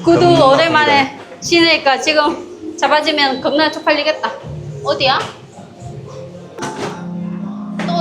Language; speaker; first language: Korean; non-native, learner; Vietnamese